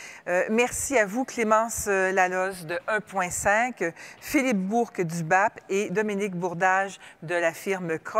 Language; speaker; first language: French; native; French